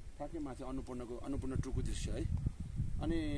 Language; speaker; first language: Nepali; non-native, local second language; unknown